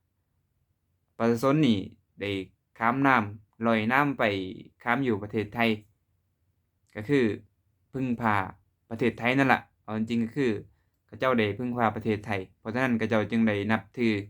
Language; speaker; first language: Thai; non-native, local second language; Lao